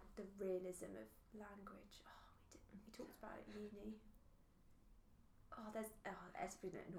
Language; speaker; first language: English; native; English